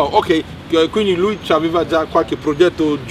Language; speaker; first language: Italian; non-native, learner; Akan